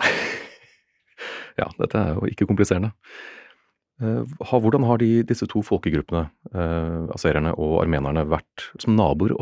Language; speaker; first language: Norwegian; native; Norwegian